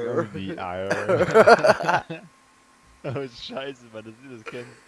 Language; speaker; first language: German; native; German